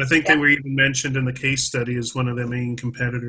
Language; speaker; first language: English; native; English